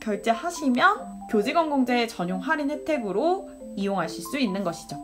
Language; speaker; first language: Korean; native; Korean